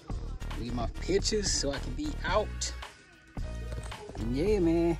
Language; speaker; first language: English; native; English